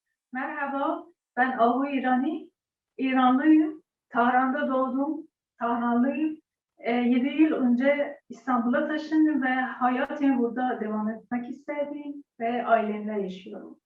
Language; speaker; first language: Turkish; non-native, learner; Persian